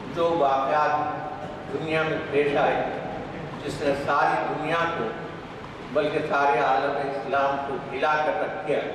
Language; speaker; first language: Urdu; native; Urdu